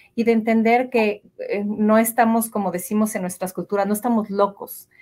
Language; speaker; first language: Spanish; native; Spanish